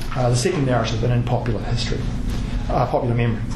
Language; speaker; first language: English; native; English